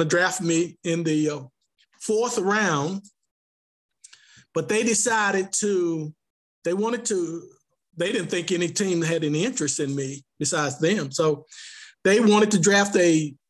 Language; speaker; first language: English; native; English